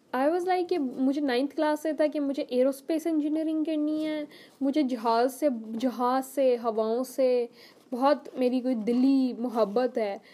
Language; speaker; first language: Urdu; native; Urdu